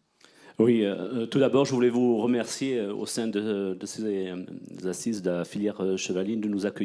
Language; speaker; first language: French; native; French